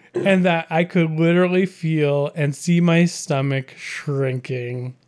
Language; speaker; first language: English; native; English